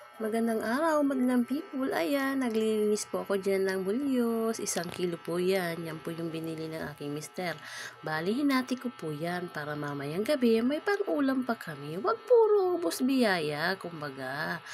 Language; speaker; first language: Filipino; non-native, local second language; Bikol